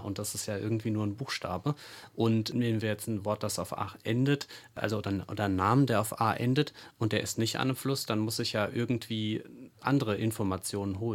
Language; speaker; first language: German; native; German